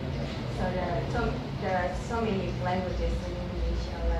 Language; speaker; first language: English; non-native, fluent; Indonesian